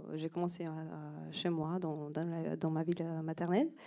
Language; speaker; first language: French; non-native, fluent; Slovenian